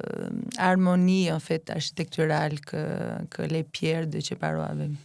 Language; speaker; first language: French; non-native, fluent; Albanian